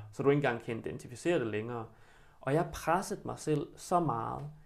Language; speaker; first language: Danish; early bilingual, other home language; Bosnian